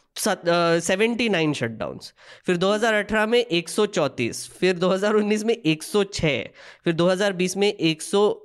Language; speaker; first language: Hindi; non-native, local second language; Marathi